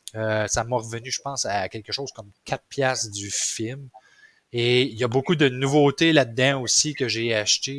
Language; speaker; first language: French; native; French